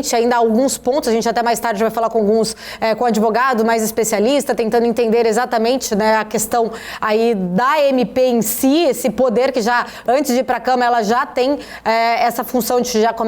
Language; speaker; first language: Portuguese; native; Portuguese